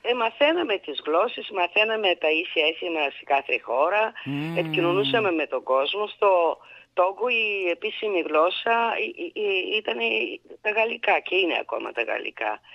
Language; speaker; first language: Greek; early bilingual, heritage; Greek